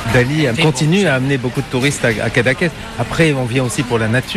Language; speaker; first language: French; native; French